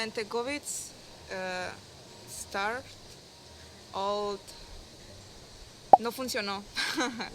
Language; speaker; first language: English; non-native, learner; Spanish